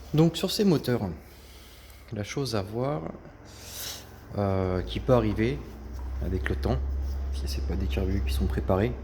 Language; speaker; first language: French; native; French